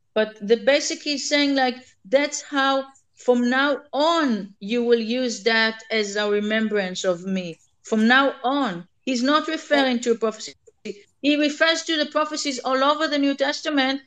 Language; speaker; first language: English; non-native, fluent; Hebrew